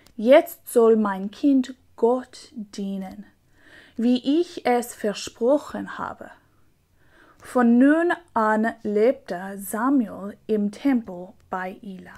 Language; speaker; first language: German; non-native, learner; English